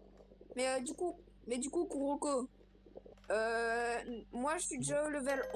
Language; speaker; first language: French; native; French